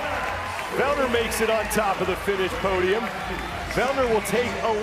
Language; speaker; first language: English; native; English